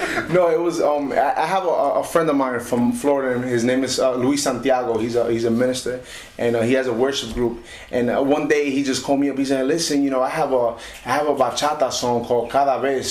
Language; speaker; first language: English; early bilingual, other home language; Spanish